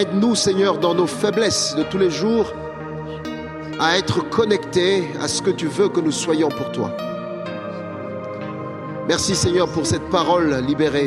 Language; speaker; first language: French; native; French